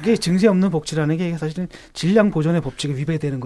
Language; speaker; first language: Korean; native; Korean